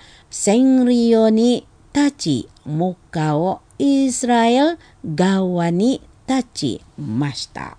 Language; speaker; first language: Japanese; non-native, fluent; Indonesian